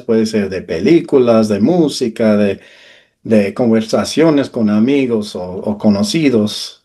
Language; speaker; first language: Spanish; non-native, fluent; English